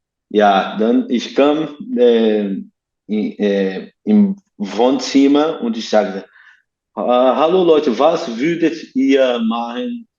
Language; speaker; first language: German; non-native, learner; Portuguese